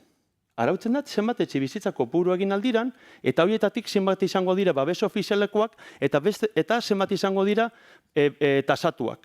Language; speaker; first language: Basque; native; Basque